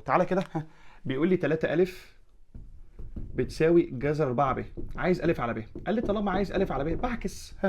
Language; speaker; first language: Arabic; native; Arabic